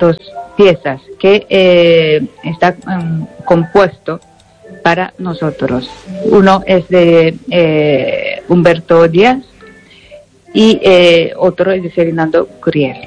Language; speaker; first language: Spanish; non-native, learner; Japanese